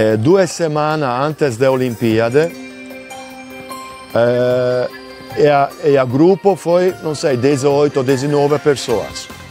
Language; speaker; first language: Portuguese; non-native, learner; Hungarian